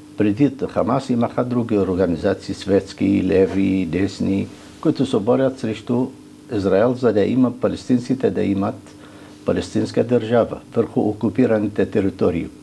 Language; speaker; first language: Bulgarian; non-native, fluent; Arabic